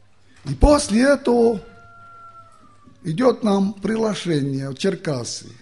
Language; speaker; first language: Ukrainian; non-native, local second language; Romany